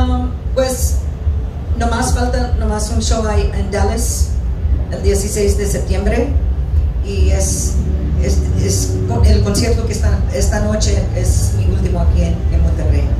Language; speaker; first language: Spanish; early bilingual, heritage; English